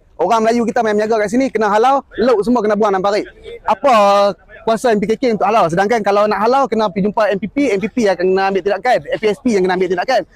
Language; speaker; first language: Malay; native; Malay